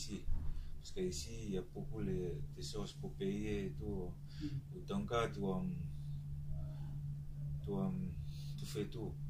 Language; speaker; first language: French; non-native, learner; Tongan